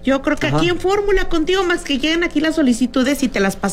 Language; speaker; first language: Spanish; native; Spanish